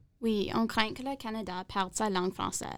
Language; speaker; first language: French; non-native, learner; English